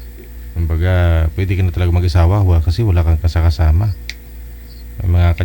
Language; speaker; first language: Filipino; native; Filipino